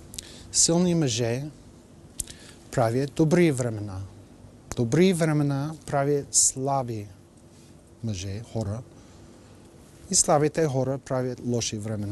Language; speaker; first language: Bulgarian; non-native, fluent; English